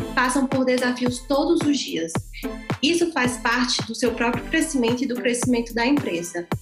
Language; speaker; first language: Portuguese; native; Portuguese